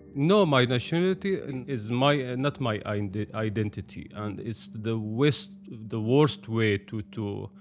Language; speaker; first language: English; non-native, fluent; Arabic